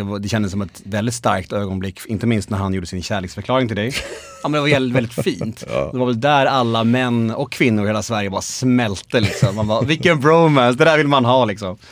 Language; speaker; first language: Swedish; native; Swedish